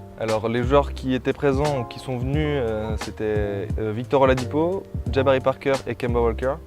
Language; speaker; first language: French; native; French